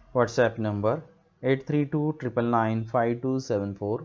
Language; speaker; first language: Hindi; non-native, local second language; Marathi